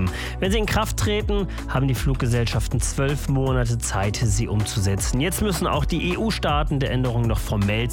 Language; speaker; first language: German; native; German